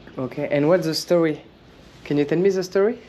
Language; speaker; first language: English; non-native, learner; French